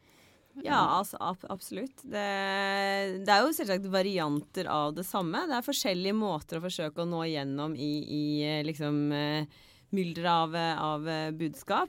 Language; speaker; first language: Norwegian; native; Norwegian